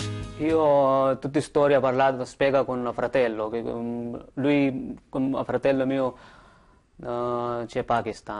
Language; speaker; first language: Italian; non-native, learner; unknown